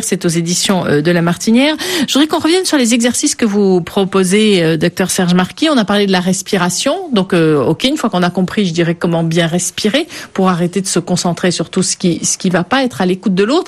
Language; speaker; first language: French; native; French